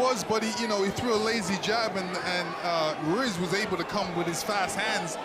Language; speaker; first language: English; native; English